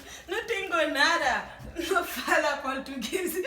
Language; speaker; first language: Portuguese; non-native, learner; Haitian Creole